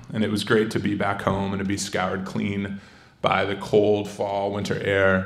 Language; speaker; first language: English; native; English